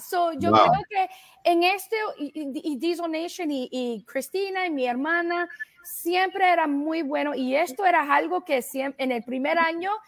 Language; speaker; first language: Spanish; early bilingual, heritage; Spanish